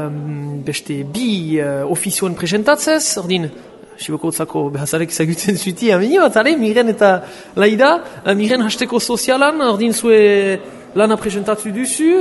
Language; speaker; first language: Basque; native; Basque